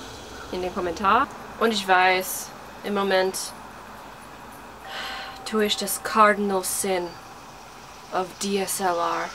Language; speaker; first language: German; early bilingual, heritage; English